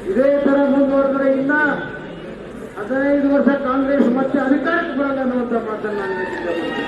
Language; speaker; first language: Kannada; native; Kannada